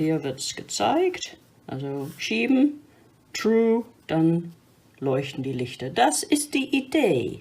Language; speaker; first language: German; non-native, fluent; English